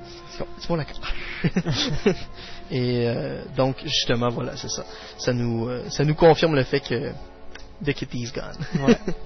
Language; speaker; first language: French; native; French